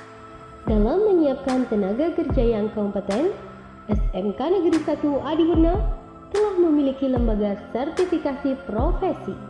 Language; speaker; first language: Indonesian; native; Indonesian